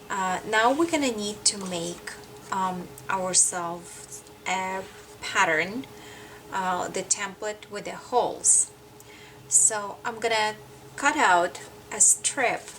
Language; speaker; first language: English; non-native, fluent; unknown